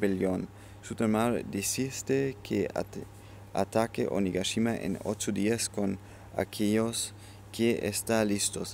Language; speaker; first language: Spanish; non-native, learner; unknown